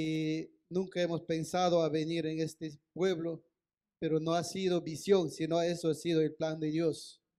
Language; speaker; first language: Spanish; non-native, local second language; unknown